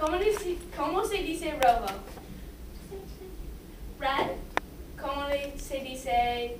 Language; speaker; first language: Spanish; non-native, learner; English